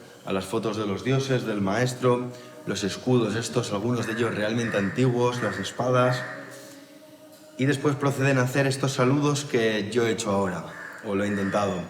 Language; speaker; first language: Spanish; native; Spanish